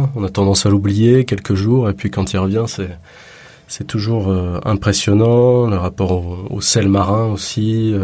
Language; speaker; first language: French; native; French